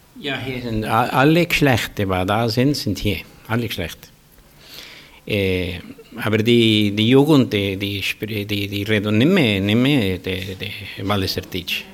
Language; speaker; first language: German; early bilingual, heritage; German